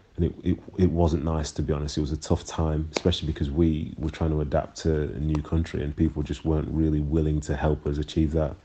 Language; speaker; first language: English; native; English